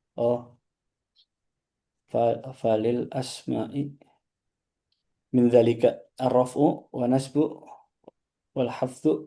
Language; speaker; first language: Arabic; non-native, learner; Indonesian